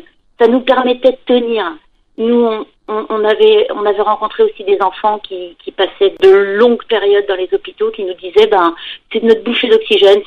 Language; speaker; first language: French; native; French